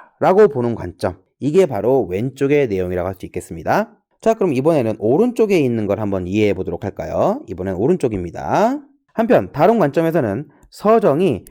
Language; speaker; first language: Korean; native; Korean